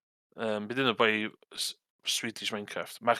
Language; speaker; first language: Welsh; native; Welsh